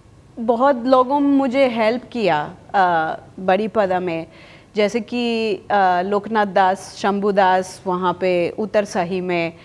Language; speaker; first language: Hindi; non-native, fluent; Spanish